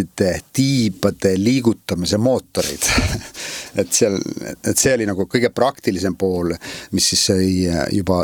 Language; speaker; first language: Estonian; native; Estonian